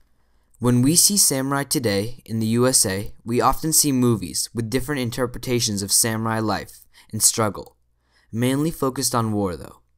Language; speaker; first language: English; native; English